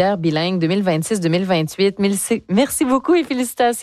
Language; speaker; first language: French; native; French